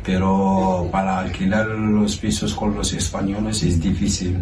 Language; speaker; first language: Spanish; non-native, learner; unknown